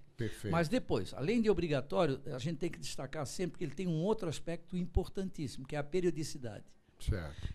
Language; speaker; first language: Portuguese; non-native, local second language; German